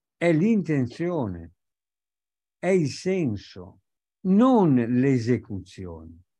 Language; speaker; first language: Italian; native; Italian